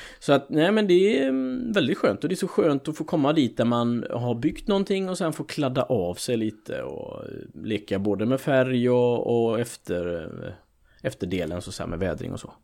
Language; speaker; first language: Swedish; native; Swedish